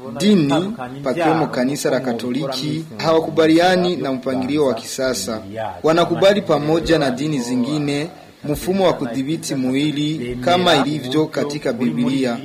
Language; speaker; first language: Swahili; non-native, local second language; Rundi